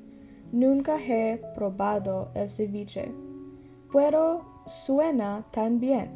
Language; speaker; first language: Spanish; non-native, learner; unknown